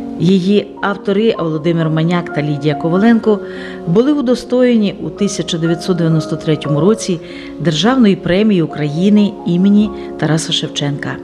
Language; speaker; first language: Ukrainian; native; Ukrainian